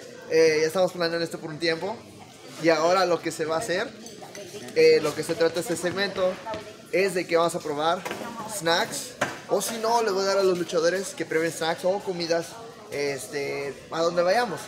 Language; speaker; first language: Spanish; early bilingual, heritage; Spanish